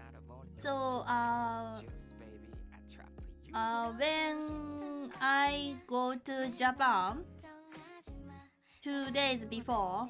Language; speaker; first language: English; non-native, learner; Japanese